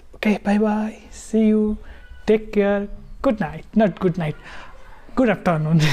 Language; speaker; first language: English; non-native, local second language; Nepali